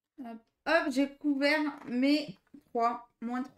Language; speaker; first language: French; native; French